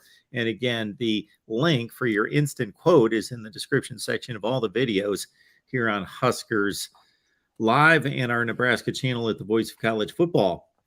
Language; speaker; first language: English; native; English